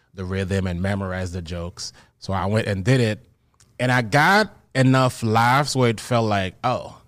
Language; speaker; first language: English; non-native, fluent; Haitian Creole